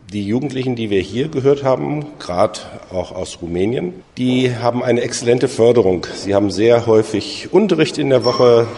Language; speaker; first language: German; native; German